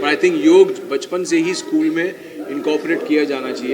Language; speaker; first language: Hindi; native; Hindi